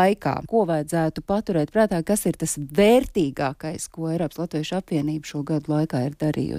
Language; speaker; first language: Latvian; native; Latvian